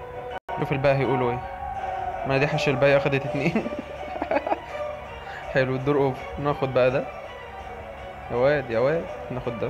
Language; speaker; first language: Arabic; native; Arabic